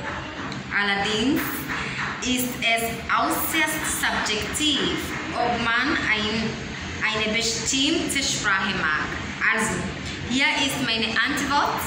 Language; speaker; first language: German; non-native, learner; English